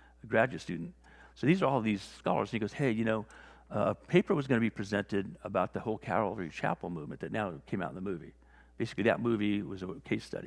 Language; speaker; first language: English; native; English